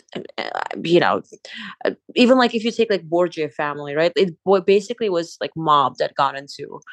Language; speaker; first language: English; non-native, fluent; Azerbaijani